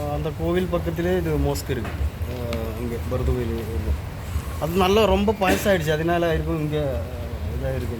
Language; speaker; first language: Tamil; non-native, local second language; Malayalam